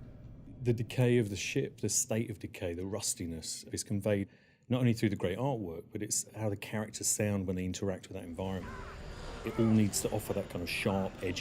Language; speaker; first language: English; native; English